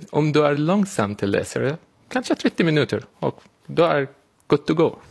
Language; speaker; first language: Swedish; non-native, learner; Arabic